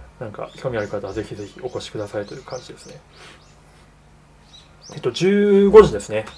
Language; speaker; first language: Japanese; native; Japanese